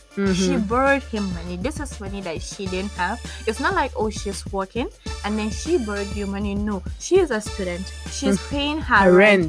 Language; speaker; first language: English; non-native, local second language; Hausa